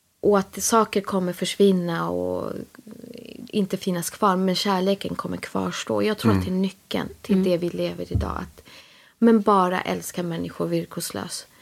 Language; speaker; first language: Swedish; early bilingual, other home language; Spanish